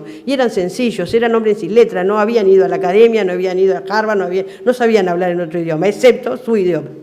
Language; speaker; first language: Spanish; native; Spanish